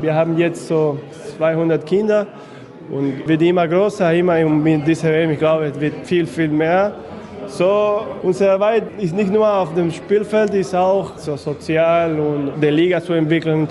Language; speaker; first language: German; non-native, fluent; Spanish